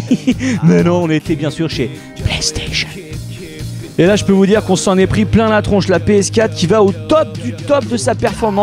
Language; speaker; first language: French; native; French